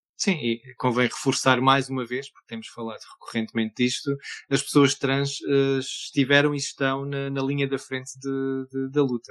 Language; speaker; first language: Portuguese; native; Portuguese